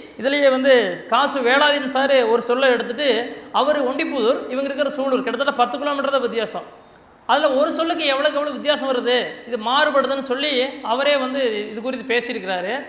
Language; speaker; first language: Tamil; native; Tamil